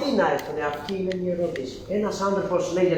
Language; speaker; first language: Greek; non-native, learner; Urdu